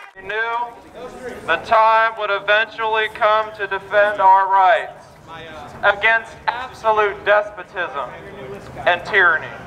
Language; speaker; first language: English; native; English